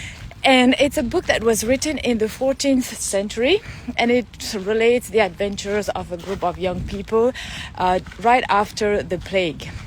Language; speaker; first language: English; non-native, fluent; French